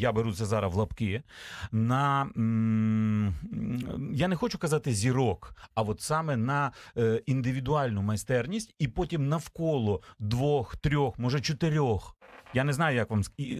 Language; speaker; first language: Ukrainian; native; Ukrainian